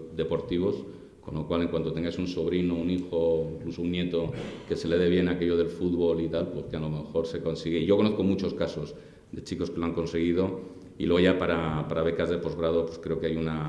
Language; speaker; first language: Spanish; native; Spanish